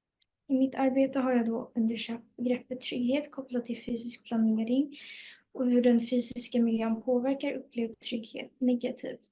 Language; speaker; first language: Swedish; native; Swedish